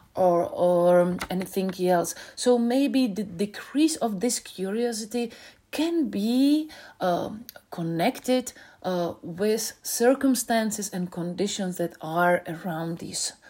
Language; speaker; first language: English; non-native, fluent; Czech